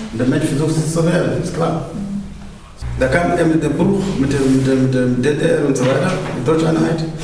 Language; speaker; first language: German; non-native, fluent; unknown